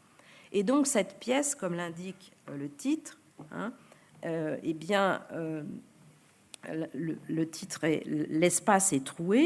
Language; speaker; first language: French; native; French